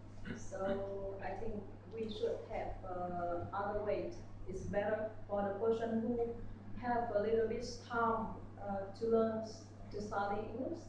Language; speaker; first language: English; non-native, learner; Vietnamese